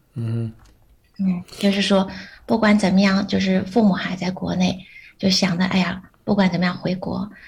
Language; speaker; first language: Chinese; native; Chinese